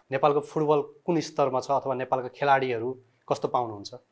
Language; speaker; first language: Nepali; native; Nepali